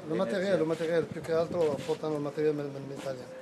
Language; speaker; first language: Italian; non-native, fluent; Arabic